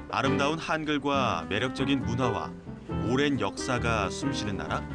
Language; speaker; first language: Korean; native; Korean